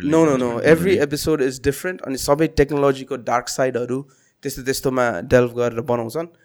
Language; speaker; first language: Nepali; native; Nepali